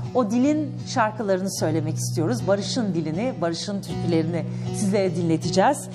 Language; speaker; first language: Turkish; native; Turkish